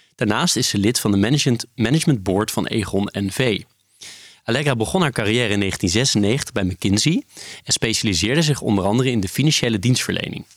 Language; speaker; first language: Dutch; non-native, fluent; Italian